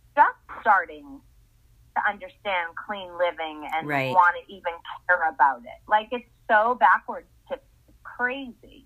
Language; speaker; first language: English; native; English